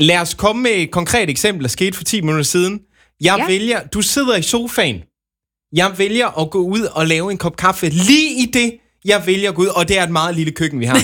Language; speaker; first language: Danish; native; Danish